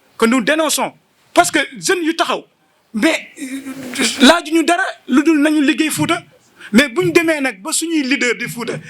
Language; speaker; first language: Wolof; non-native, local second language; Fula